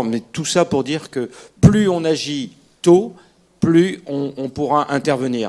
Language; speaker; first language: French; native; French